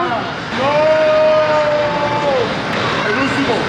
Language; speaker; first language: Spanish; non-native, learner; English